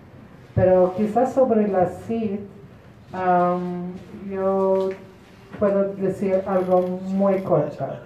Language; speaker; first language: Spanish; non-native, fluent; Polish